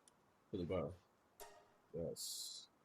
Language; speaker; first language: English; native; English